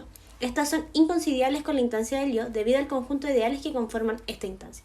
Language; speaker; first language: Spanish; native; Spanish